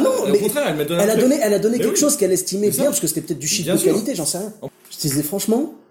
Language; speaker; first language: French; native; French